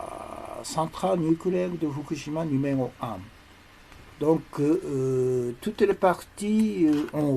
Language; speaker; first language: French; non-native, learner; Japanese